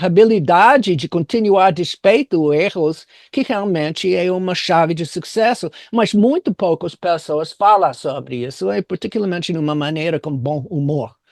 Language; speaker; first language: Portuguese; non-native, fluent; English